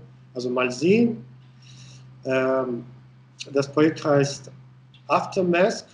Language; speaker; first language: German; non-native, fluent; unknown